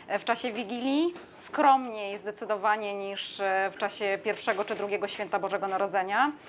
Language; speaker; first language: Polish; native; Polish